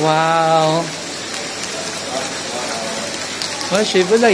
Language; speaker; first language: French; non-native, learner; Filipino